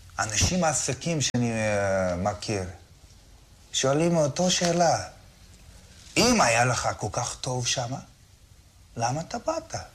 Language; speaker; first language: Hebrew; non-native, fluent; English